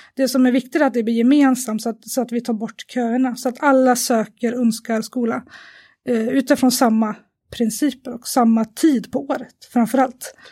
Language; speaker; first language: Swedish; native; Swedish